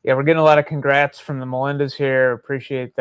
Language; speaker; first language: English; native; English